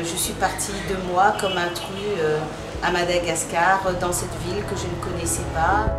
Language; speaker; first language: French; native; French